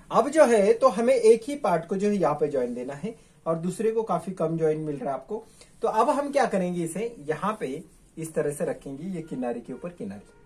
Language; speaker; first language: Hindi; non-native, local second language; Marathi